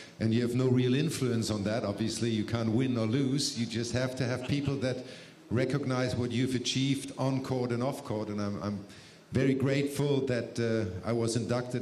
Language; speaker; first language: English; non-native, fluent; German